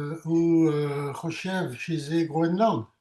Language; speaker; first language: Hebrew; non-native, learner; French